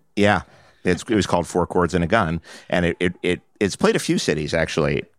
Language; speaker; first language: English; native; English